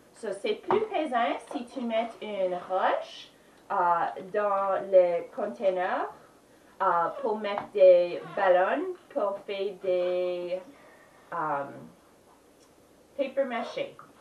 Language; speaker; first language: French; non-native, learner; English